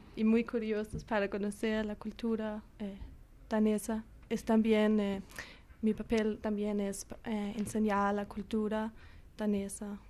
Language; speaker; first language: Spanish; non-native, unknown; Danish